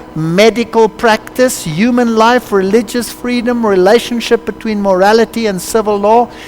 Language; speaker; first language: English; non-native, local second language; Afrikaans